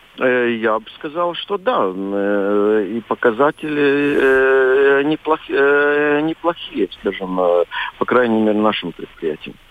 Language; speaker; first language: Russian; non-native, local second language; Latvian